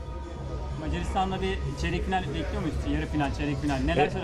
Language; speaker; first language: Turkish; native; Turkish